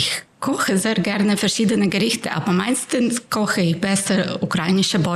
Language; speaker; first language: German; non-native, fluent; Ukrainian